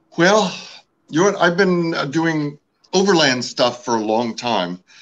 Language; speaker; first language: English; native; English